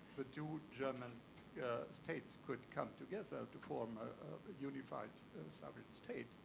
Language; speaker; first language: English; non-native, fluent; German